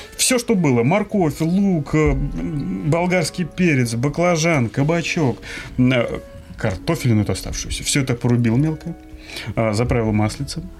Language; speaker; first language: Russian; native; Russian